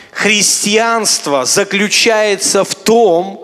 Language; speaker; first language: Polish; non-native, learner; Russian